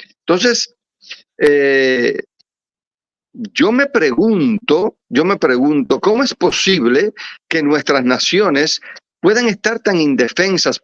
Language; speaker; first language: Spanish; native; Spanish